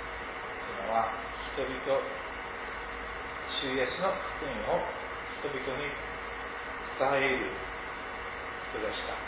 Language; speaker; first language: Japanese; non-native, fluent; English